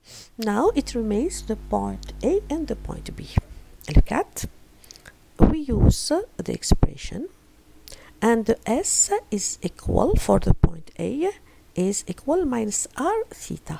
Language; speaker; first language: English; non-native, fluent; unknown